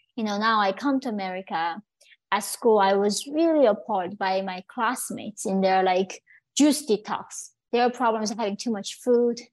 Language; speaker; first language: English; early bilingual, other home language; Korean